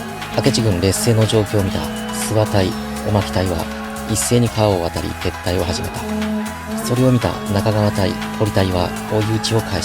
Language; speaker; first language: Japanese; native; Japanese